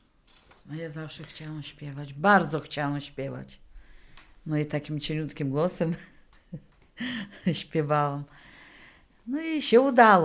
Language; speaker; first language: Polish; non-native, local second language; Russian